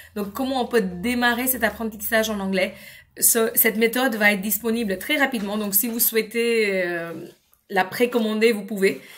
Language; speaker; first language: French; non-native, fluent; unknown